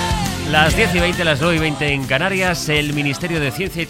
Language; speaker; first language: Spanish; native; Spanish